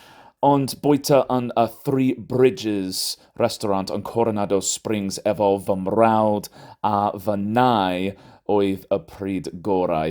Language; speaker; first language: Welsh; non-native, fluent; English